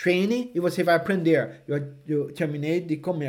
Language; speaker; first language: Portuguese; non-native, fluent; English